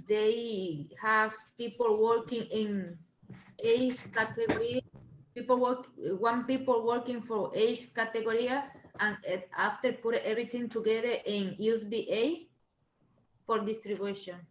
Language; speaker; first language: English; non-native, learner; Spanish